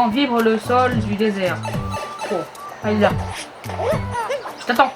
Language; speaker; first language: French; native; French